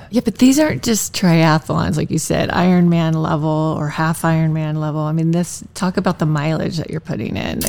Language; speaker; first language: English; native; English